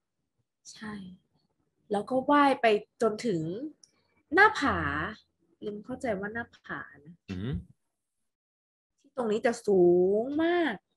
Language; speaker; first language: Thai; native; Thai